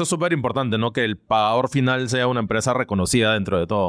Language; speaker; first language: Spanish; native; Spanish